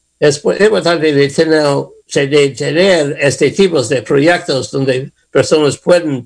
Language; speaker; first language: Spanish; non-native, learner; English